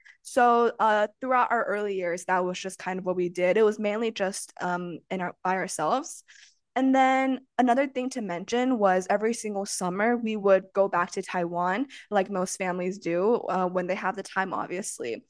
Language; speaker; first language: English; early bilingual, other home language; Chinese